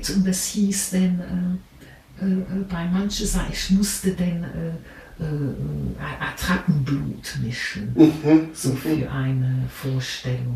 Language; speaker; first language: German; non-native, fluent; English